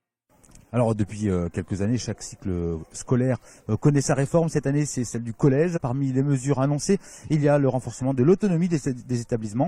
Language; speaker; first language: French; native; French